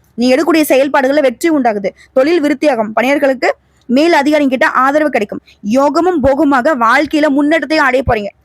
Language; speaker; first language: Tamil; native; Tamil